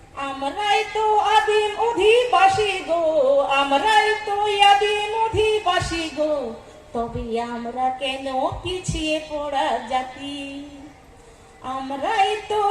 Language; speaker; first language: Bangla; non-native, local second language; Santali